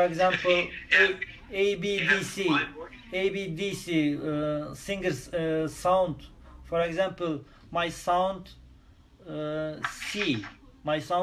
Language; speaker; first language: English; non-native, learner; Turkish